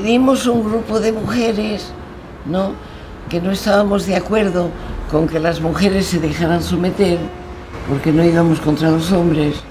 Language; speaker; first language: Spanish; native; Spanish